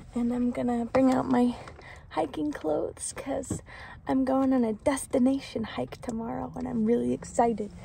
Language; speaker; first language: English; native; English